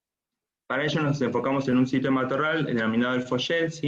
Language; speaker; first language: Spanish; native; Spanish